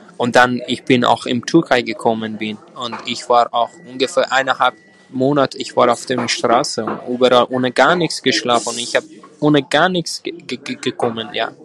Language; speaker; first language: German; non-native, learner; Persian